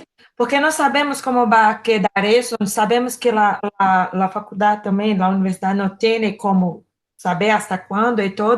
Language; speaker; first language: Spanish; non-native, learner; Portuguese